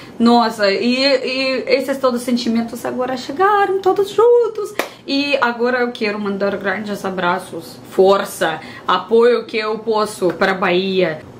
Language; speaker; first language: Portuguese; non-native, fluent; Russian